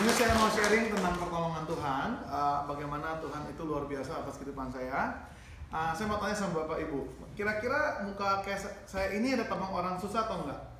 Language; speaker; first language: Indonesian; native; Indonesian